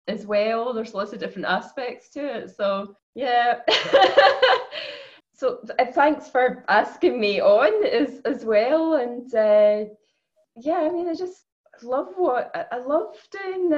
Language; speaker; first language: English; native; English